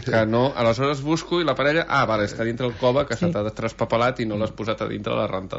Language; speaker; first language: Catalan; native; Catalan